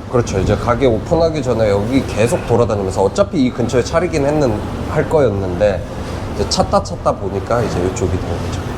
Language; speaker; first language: Korean; native; Korean